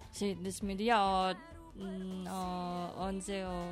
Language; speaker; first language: Catalan; non-native, learner; Indonesian